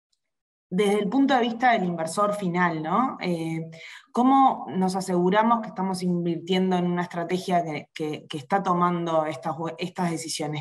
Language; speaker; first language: Spanish; native; Spanish